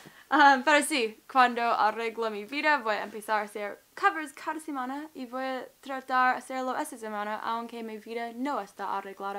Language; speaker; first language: Spanish; non-native, learner; English